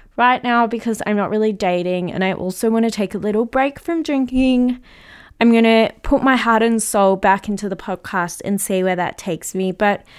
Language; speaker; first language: English; native; English